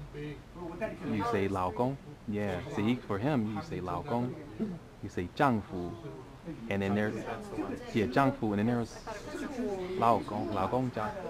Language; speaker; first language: English; native; English